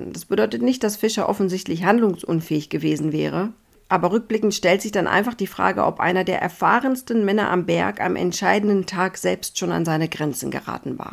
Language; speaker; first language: German; native; German